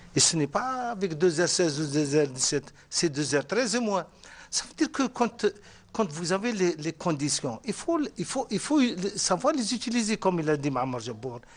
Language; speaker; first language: French; non-native, local second language; Arabic